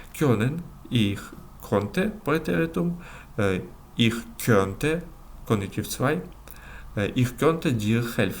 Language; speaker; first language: German; non-native, fluent; Ukrainian